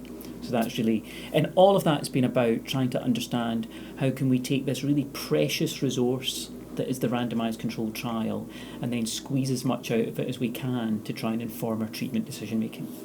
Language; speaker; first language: English; native; English